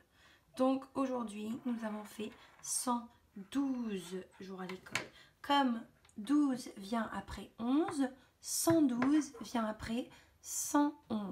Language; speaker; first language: French; native; French